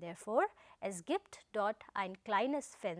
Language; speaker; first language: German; non-native, fluent; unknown